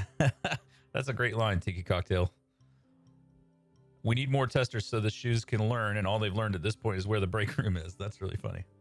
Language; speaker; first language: English; native; English